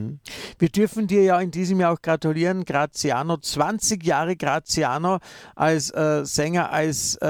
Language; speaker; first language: German; native; German